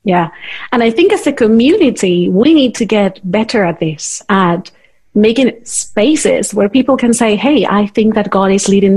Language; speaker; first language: English; non-native, fluent; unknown